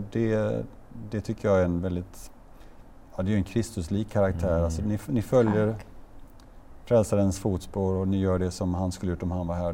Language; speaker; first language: Swedish; native; Swedish